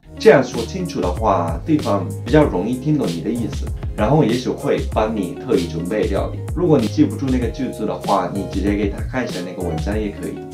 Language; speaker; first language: Chinese; non-native, fluent; Japanese